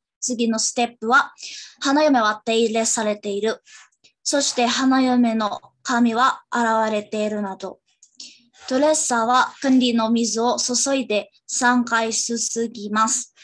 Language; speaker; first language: Japanese; non-native, learner; Indonesian